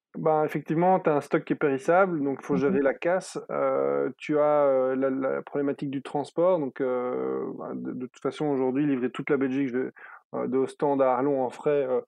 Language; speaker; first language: French; native; French